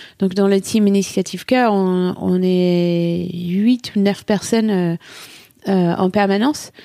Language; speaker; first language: French; non-native, fluent; English